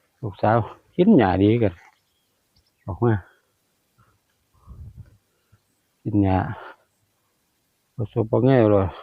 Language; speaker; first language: Thai; non-native, local second language; Lao